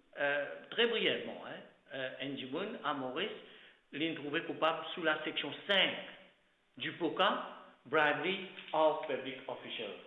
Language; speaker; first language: French; non-native, local second language; Morisyen